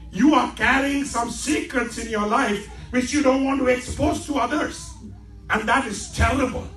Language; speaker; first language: English; non-native, local second language; Malayalam